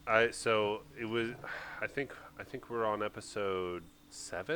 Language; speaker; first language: English; native; English